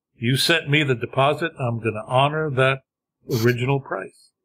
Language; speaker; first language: English; native; English